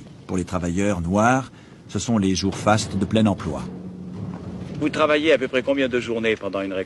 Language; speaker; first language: French; native; French